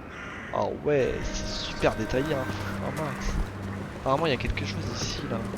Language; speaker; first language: French; native; French